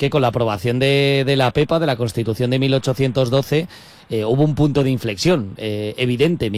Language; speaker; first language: Spanish; native; Spanish